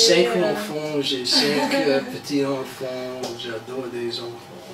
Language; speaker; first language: French; non-native, learner; English